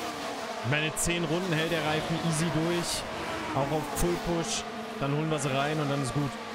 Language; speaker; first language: German; native; German